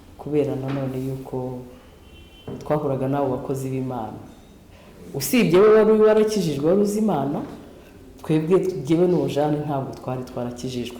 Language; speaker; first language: Kinyarwanda; native; Kinyarwanda